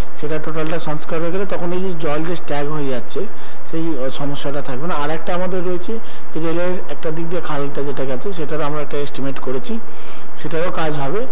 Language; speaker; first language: Bangla; native; Bangla